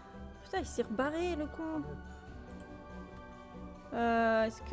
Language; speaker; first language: French; native; French